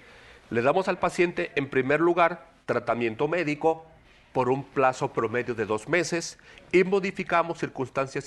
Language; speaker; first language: Spanish; native; Spanish